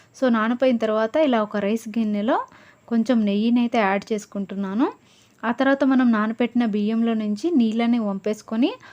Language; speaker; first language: Telugu; non-native, local second language; Lambadi